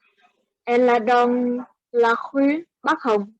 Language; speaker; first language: French; non-native, learner; Vietnamese